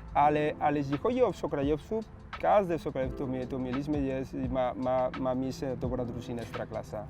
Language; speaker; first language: Polish; non-native, learner; Spanish